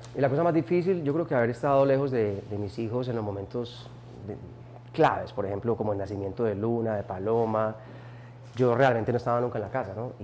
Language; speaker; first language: Spanish; native; Spanish